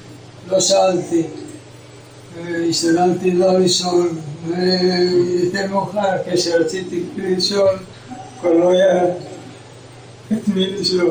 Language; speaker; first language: Hebrew; early bilingual, other home language; Croatian